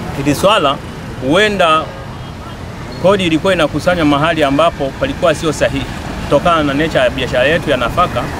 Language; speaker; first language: Swahili; native; Swahili